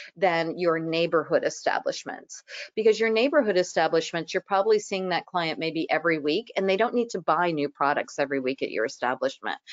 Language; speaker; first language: English; native; English